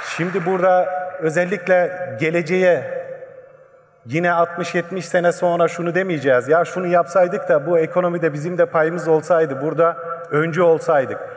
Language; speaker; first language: Turkish; early bilingual, heritage; Turkish